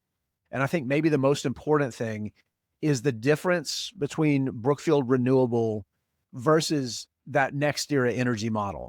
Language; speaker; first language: English; native; English